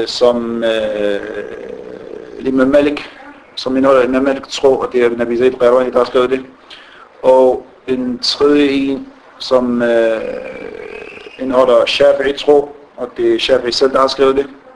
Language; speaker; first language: Danish; non-native, fluent; Arabic